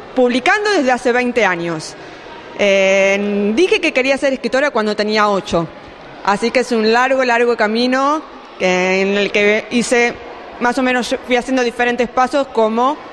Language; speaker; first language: Spanish; native; Spanish